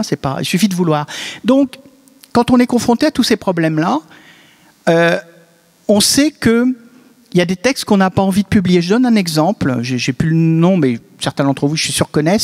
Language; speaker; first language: French; native; French